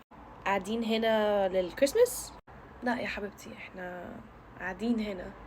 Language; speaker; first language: Arabic; native; Arabic